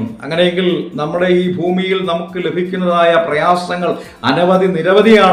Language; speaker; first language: Malayalam; native; Malayalam